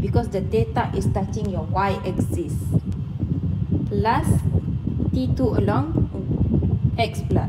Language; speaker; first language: English; non-native, local second language; Malay